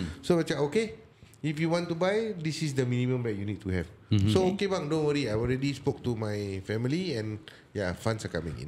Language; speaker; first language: English; non-native, local second language; Malay